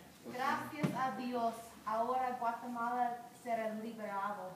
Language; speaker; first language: Spanish; non-native, learner; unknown